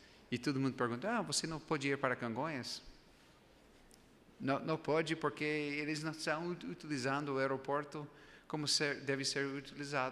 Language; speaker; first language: Portuguese; non-native, fluent; English